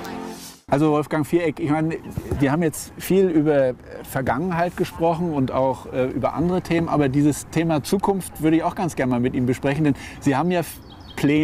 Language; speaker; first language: German; native; German